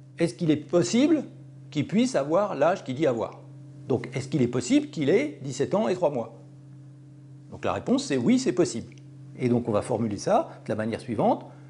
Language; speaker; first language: French; native; French